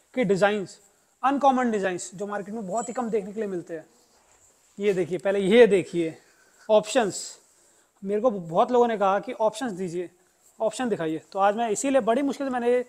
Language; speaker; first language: Hindi; native; Hindi